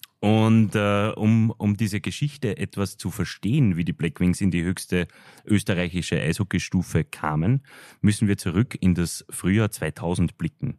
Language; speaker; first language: German; native; German